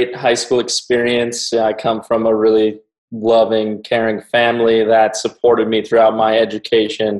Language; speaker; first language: English; native; English